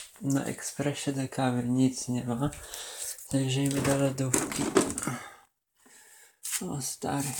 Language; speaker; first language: Polish; native; Polish